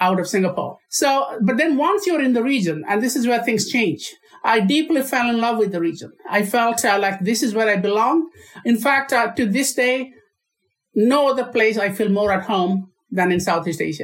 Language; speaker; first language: English; non-native, local second language; Odia